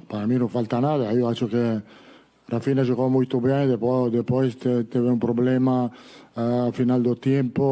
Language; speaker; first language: Portuguese; non-native, learner; Italian